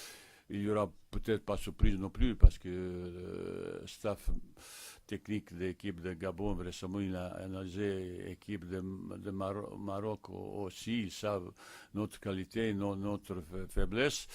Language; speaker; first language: French; non-native, fluent; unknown